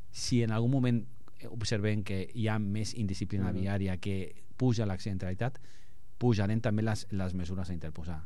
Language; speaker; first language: Catalan; non-native, local second language; Spanish